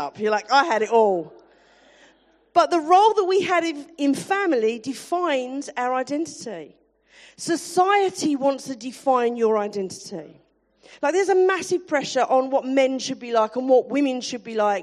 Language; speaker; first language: English; native; English